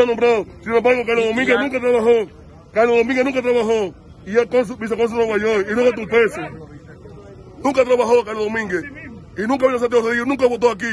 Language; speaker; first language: Spanish; native; Spanish